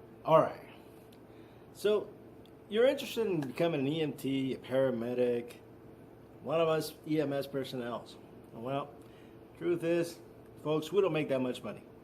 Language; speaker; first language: English; native; English